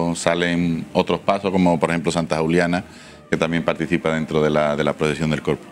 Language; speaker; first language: Spanish; native; Spanish